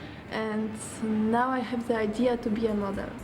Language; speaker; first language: English; non-native, learner; Polish